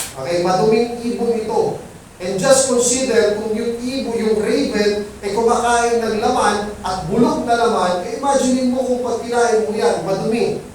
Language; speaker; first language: Filipino; non-native, local second language; Iloko